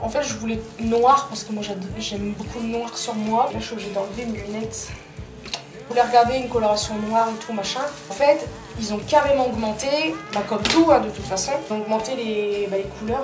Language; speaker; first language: French; native; French